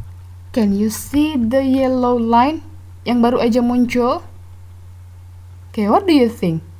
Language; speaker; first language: English; non-native, learner; Indonesian